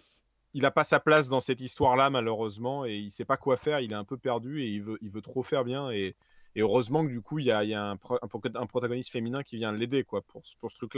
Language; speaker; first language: French; native; French